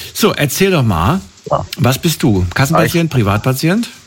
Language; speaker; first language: German; native; German